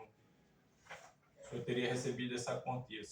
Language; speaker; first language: Portuguese; native; Portuguese